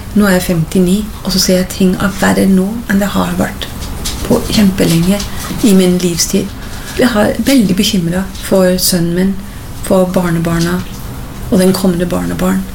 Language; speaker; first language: Norwegian; non-native, fluent; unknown